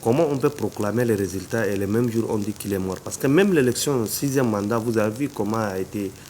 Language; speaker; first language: French; non-native, local second language; Arabic